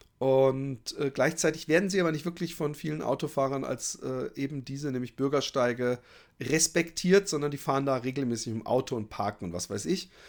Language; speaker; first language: German; native; German